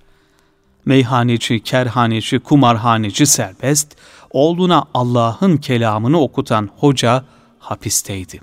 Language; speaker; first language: Turkish; native; Turkish